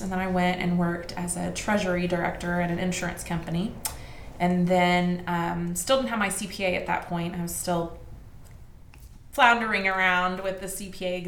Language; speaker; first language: English; native; English